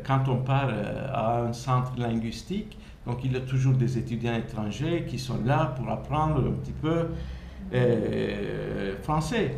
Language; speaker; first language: French; non-native, fluent; Turkish